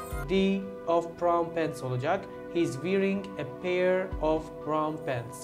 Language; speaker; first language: English; non-native, fluent; Turkish